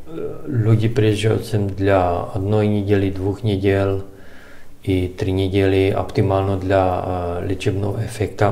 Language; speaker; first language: Russian; non-native, learner; Czech